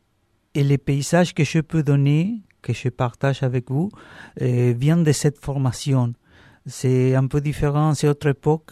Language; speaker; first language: French; non-native, learner; Spanish